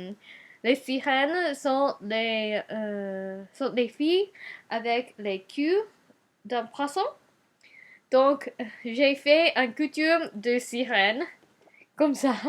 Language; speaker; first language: French; non-native, learner; Japanese